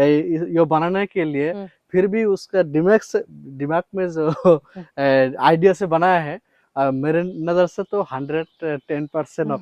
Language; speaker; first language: Hindi; non-native, local second language; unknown